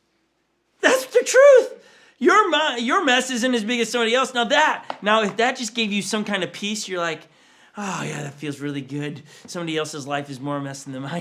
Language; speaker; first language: English; native; English